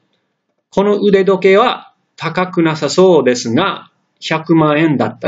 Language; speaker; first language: Japanese; non-native, fluent; English